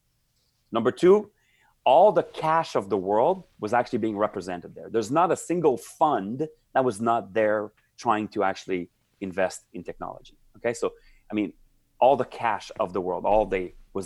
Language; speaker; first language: English; native; English